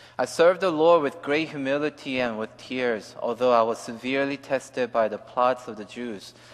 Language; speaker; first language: English; early bilingual, other home language; Korean